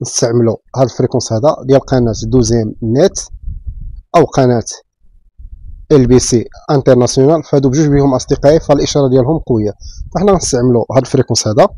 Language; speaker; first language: Arabic; native; Arabic